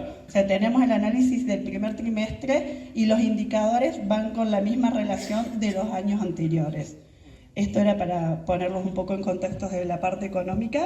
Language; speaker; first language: Spanish; native; Spanish